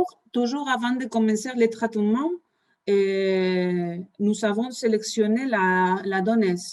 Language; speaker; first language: French; non-native, fluent; Spanish